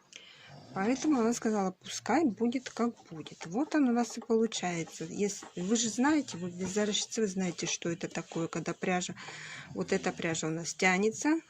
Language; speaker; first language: Russian; native; Russian